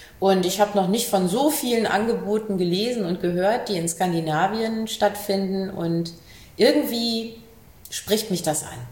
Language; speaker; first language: German; native; German